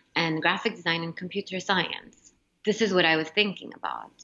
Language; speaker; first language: English; non-native, fluent; Arabic